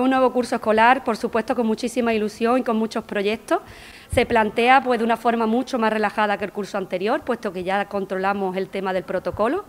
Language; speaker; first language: Spanish; native; Spanish